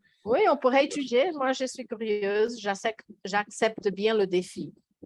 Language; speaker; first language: French; non-native, fluent; Portuguese